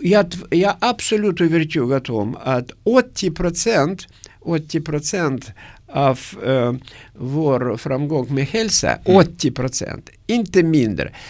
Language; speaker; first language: Swedish; non-native, learner; Russian